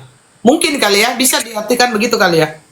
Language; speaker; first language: Indonesian; native; Indonesian